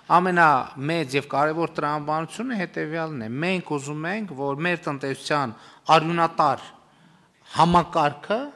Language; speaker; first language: Armenian; native; Armenian